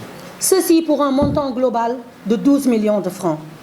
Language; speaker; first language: French; non-native, local second language; Wolof